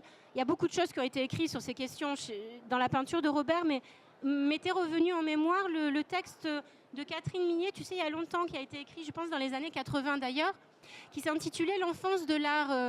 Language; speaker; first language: French; native; French